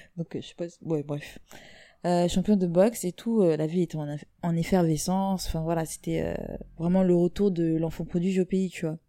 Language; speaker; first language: French; native; French